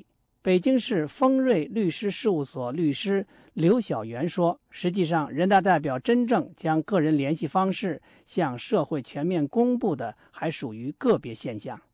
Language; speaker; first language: Chinese; native; Chinese